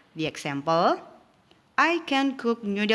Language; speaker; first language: English; non-native, local second language; Indonesian